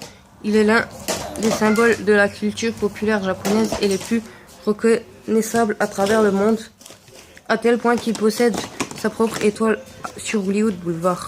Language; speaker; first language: French; native; French